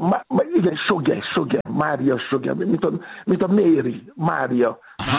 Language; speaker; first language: Hungarian; non-native, fluent; Yoruba